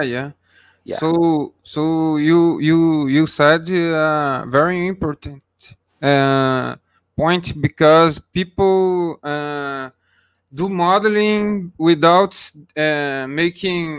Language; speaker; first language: English; non-native, learner; Portuguese